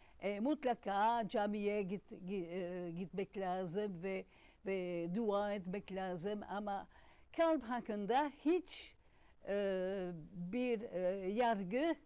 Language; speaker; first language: Turkish; non-native, learner; French